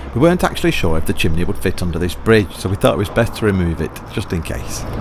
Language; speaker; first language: English; native; English